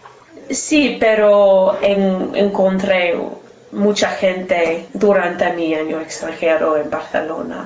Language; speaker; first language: Spanish; non-native, learner; English